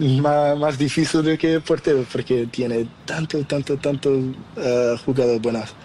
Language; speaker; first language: Spanish; non-native, learner; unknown